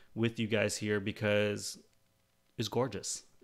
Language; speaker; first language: English; native; English